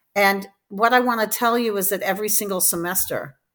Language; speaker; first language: English; native; English